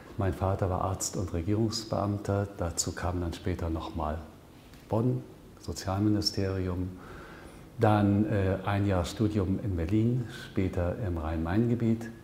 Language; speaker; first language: German; native; German